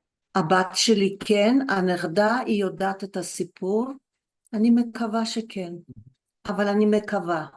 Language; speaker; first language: Hebrew; early bilingual, other home language; Polish